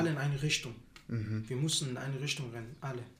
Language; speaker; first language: German; non-native, learner; Arabic